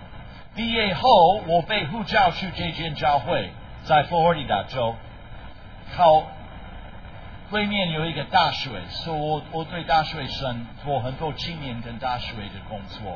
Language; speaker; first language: Chinese; non-native, fluent; English